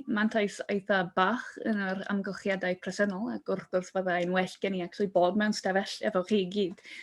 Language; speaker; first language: Welsh; non-native, fluent; English